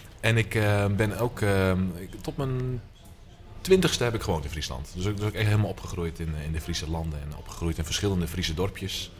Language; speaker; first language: Dutch; native; Dutch